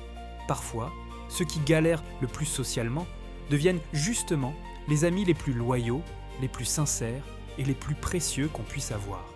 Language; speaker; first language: French; native; French